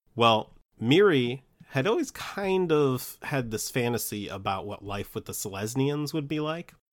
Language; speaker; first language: English; early bilingual, other home language; Italian